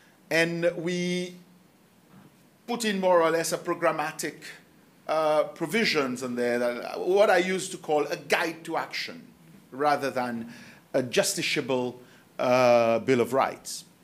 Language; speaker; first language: English; non-native, local second language; Seselwa Creole French